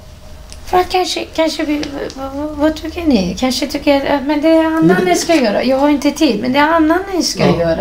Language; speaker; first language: Swedish; non-native, fluent; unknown